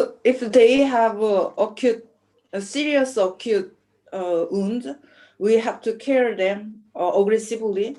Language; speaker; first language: English; non-native, learner; Korean